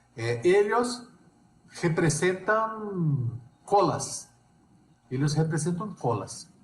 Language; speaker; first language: Spanish; non-native, fluent; Portuguese